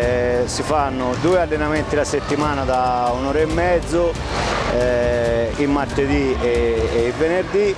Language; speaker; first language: Italian; native; Italian